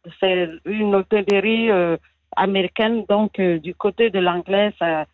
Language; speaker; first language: French; non-native, learner; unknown